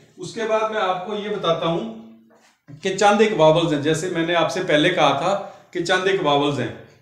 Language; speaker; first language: Urdu; native; Urdu